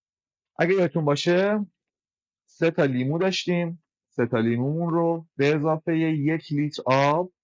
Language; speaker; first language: Persian; native; Persian